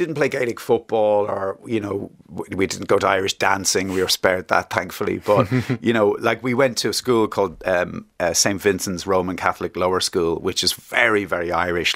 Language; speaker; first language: English; native; English